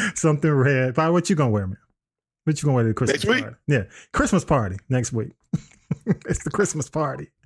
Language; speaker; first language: English; native; English